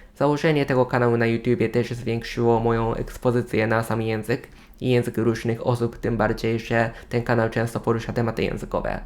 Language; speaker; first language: Polish; non-native, fluent; Japanese